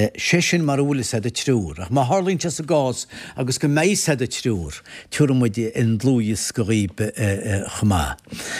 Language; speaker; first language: Irish; native; Irish